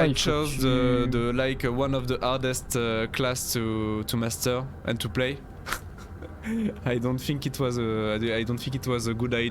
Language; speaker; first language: English; non-native, learner; French